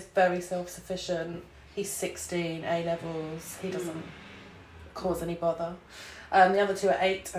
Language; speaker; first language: English; native; English